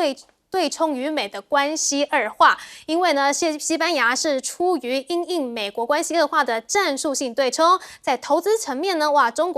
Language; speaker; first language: Chinese; native; Chinese